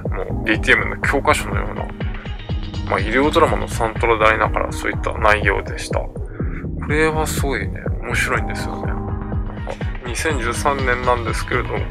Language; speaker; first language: Japanese; native; Japanese